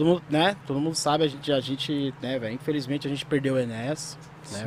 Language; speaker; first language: Portuguese; native; Portuguese